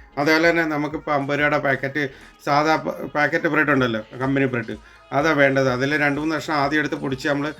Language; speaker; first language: Malayalam; native; Malayalam